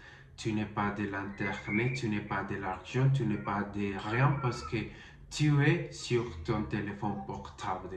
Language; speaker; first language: French; non-native, learner; Spanish